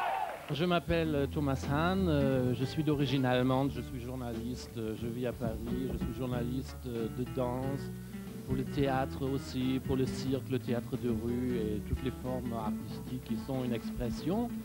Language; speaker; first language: French; non-native, fluent; German